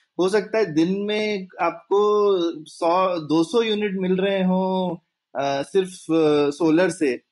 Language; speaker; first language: Hindi; native; Hindi